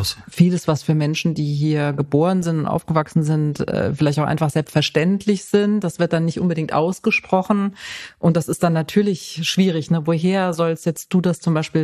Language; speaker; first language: German; native; German